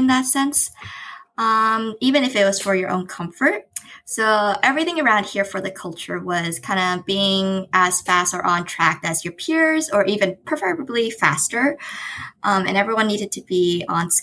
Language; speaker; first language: English; native; English